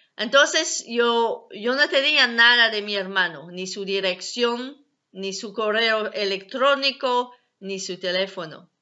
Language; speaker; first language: Spanish; non-native, learner; French